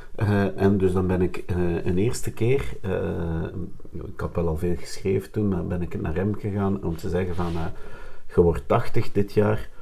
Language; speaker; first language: Dutch; native; Dutch